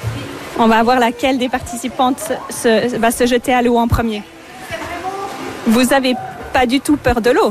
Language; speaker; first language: French; native; French